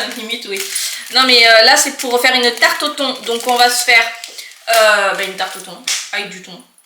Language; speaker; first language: French; native; French